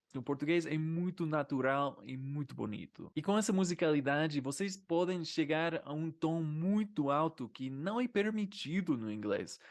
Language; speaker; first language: Portuguese; non-native, fluent; English